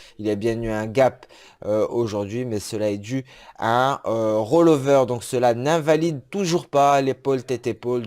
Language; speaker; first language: French; native; French